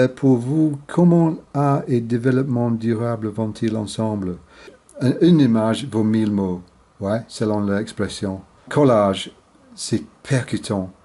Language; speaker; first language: French; non-native, fluent; English